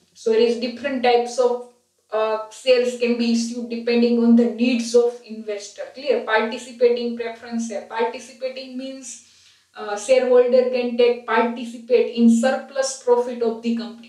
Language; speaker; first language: English; non-native, local second language; Gujarati